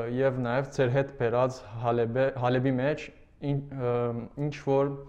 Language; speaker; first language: Armenian; early bilingual, heritage; Armenian